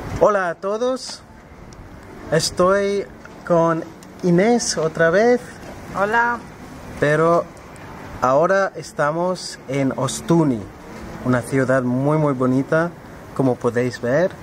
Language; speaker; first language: Spanish; non-native, fluent; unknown